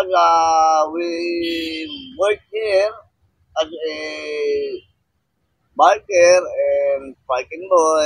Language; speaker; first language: English; non-native, local second language; Filipino